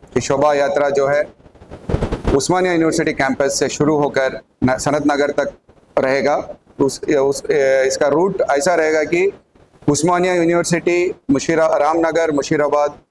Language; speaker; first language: Hindi; non-native, local second language; Telugu